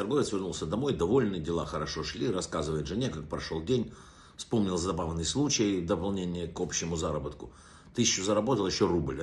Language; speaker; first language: Russian; native; Russian